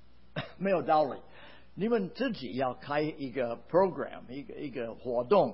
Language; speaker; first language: Chinese; non-native, fluent; English